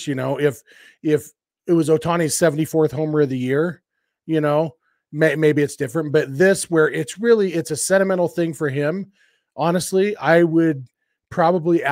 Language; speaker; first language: English; native; English